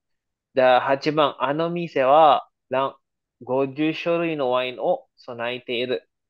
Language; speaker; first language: Japanese; non-native, fluent; Filipino